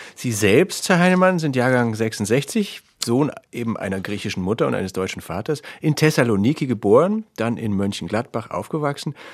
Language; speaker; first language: German; native; German